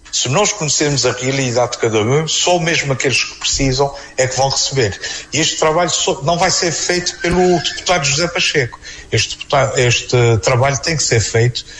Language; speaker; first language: Portuguese; native; Portuguese